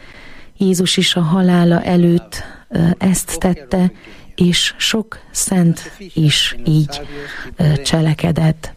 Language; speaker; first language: Hungarian; native; Hungarian